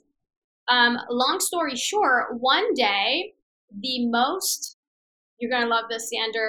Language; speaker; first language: English; non-native, fluent; Persian